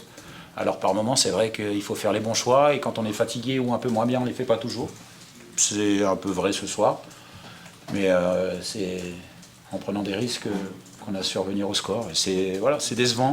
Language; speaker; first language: French; native; French